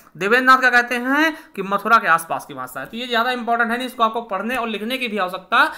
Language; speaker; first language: Hindi; native; Hindi